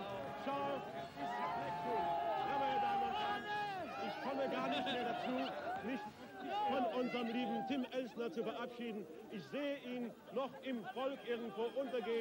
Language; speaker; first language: German; native; German